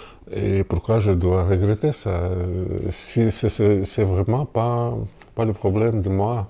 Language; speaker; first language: French; non-native, fluent; Russian